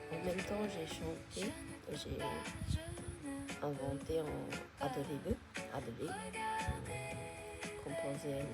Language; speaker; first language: French; non-native, fluent; Japanese